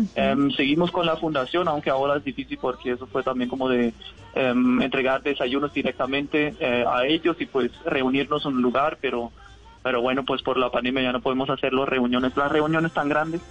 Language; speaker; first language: Spanish; non-native, fluent; German